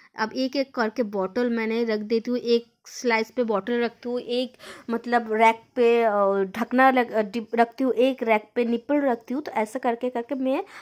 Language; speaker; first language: Hindi; non-native, local second language; Bangla